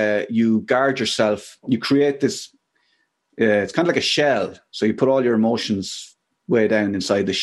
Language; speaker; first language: English; native; English